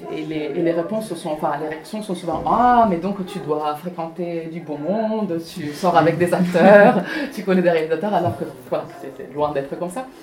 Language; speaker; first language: French; non-native, fluent; Italian